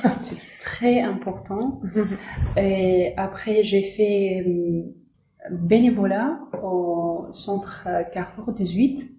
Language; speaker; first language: French; non-native, learner; Arabic